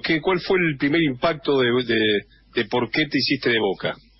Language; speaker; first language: Spanish; native; Spanish